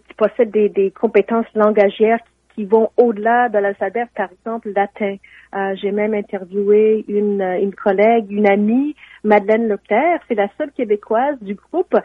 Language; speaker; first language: French; native; French